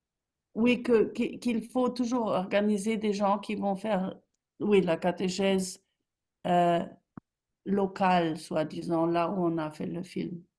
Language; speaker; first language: French; non-native, fluent; German